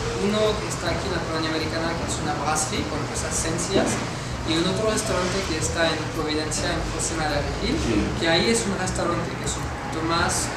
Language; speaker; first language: Spanish; non-native, fluent; French